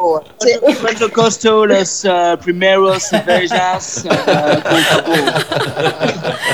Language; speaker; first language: Spanish; non-native, learner; French